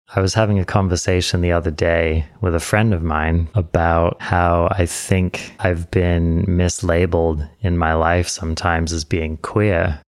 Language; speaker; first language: English; native; English